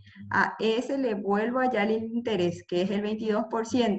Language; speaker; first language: Spanish; native; Spanish